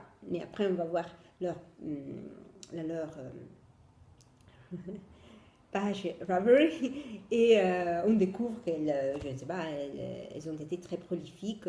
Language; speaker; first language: French; non-native, fluent; Italian